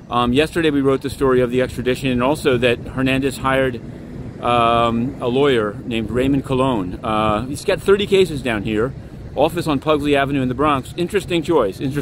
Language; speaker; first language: English; native; English